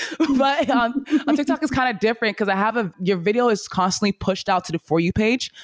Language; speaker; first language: English; native; English